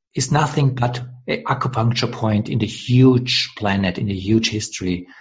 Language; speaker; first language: English; non-native, fluent; German